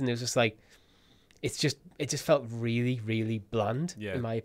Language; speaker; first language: English; native; English